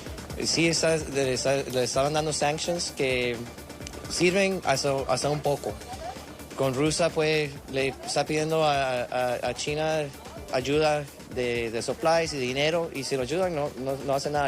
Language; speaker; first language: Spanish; early bilingual, heritage; Spanish